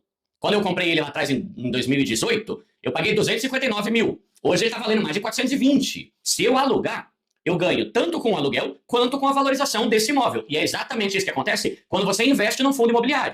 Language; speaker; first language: Portuguese; native; Portuguese